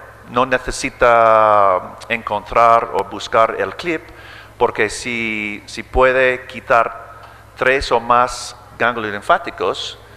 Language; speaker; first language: Spanish; early bilingual, heritage; English